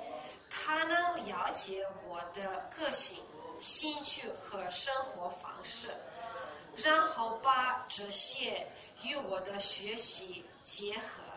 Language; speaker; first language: Chinese; non-native, learner; Bosnian